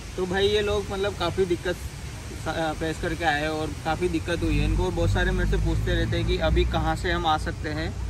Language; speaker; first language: Hindi; native; Hindi